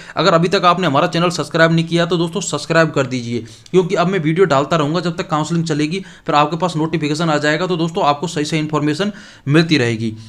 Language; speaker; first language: Hindi; native; Hindi